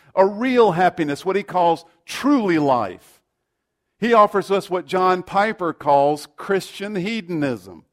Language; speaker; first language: English; native; English